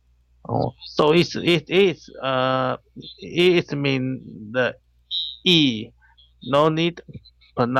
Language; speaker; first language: English; non-native, learner; Chinese